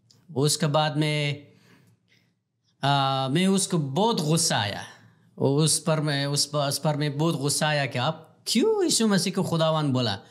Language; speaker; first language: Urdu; non-native, learner; Pashto